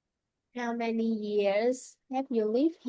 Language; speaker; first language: English; non-native, learner; Vietnamese